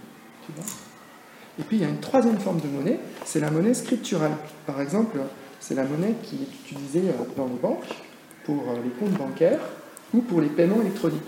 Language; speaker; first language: French; native; French